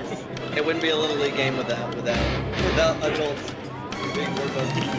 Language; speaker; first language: English; native; English